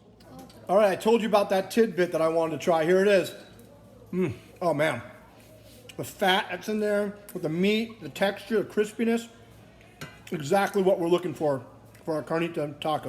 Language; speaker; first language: English; native; English